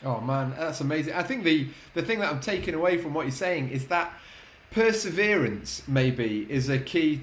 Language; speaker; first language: English; native; English